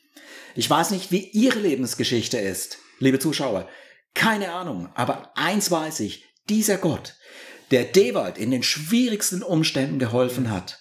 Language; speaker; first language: German; native; German